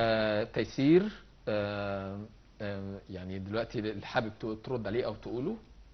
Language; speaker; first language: Arabic; native; Arabic